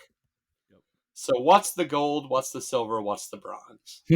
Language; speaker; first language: English; native; English